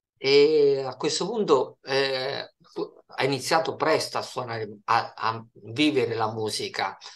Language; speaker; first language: Italian; native; Italian